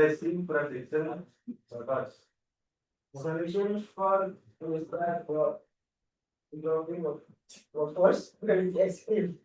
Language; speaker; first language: English; non-native, learner; Indonesian